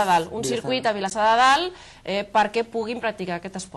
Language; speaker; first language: Catalan; native; Catalan